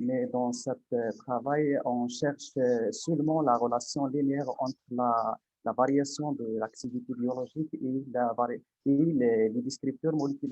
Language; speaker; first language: French; non-native, local second language; Arabic